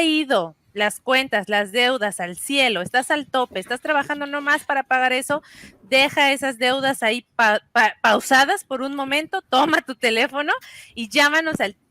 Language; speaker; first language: Spanish; native; Spanish